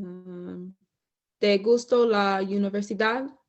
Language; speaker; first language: Spanish; non-native, learner; English